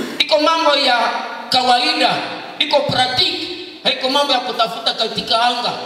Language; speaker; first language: Swahili; non-native, local second language; Nande